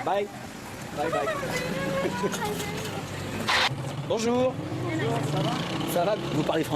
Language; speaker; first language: French; native; French